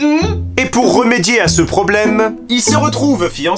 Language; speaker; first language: French; native; French